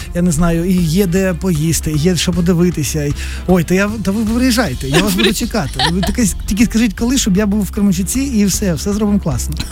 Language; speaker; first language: Ukrainian; native; Ukrainian